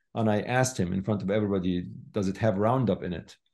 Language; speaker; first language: English; non-native, fluent; Arabic